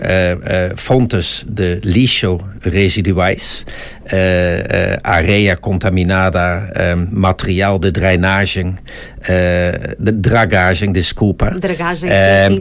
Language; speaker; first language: Portuguese; non-native, fluent; Dutch